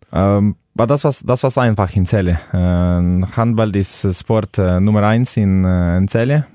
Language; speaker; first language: German; non-native, learner; Slovenian